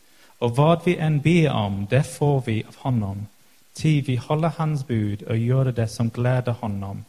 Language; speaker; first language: Swedish; non-native, fluent; English